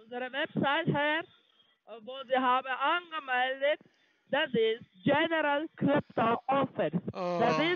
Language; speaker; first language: German; non-native, learner; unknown